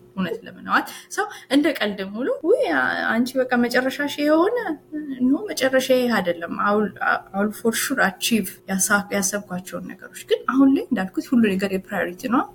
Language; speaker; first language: Amharic; native; Amharic